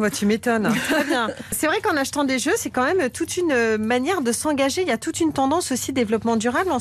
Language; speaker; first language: French; native; French